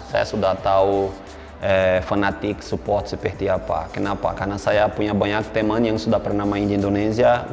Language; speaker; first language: Indonesian; non-native, fluent; Portuguese